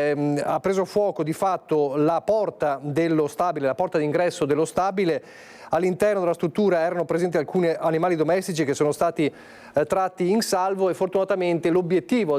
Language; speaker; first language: Italian; native; Italian